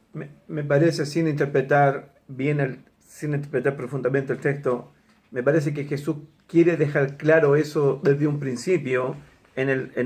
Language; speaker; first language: Spanish; native; Spanish